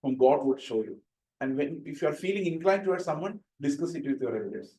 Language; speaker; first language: English; non-native, local second language; Malayalam